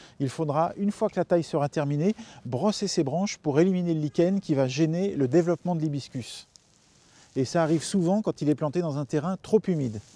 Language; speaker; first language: French; native; French